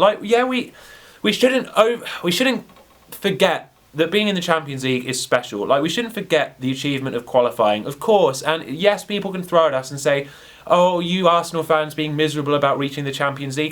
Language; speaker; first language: English; native; English